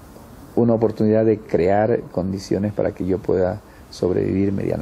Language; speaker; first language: Spanish; native; Spanish